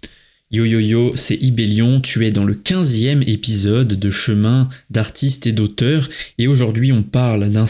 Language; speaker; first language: French; native; French